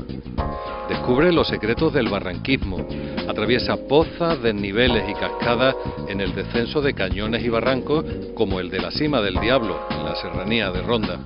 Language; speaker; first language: Spanish; native; Spanish